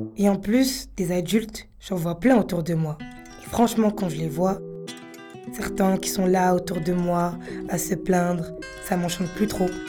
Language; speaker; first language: French; native; French